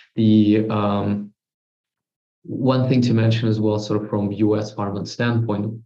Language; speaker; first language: English; non-native, fluent; Russian